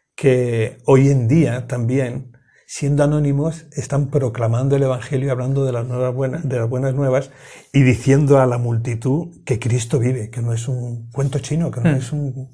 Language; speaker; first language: Spanish; native; Spanish